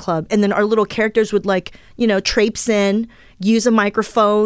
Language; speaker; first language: English; early bilingual, other home language; Chinese